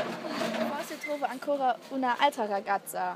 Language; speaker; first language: Italian; non-native, learner; German